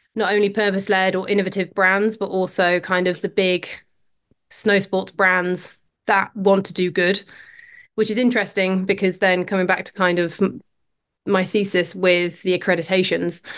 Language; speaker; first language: English; native; English